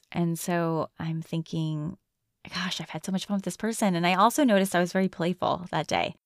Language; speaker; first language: English; native; English